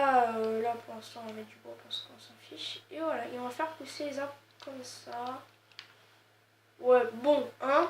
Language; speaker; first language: French; native; French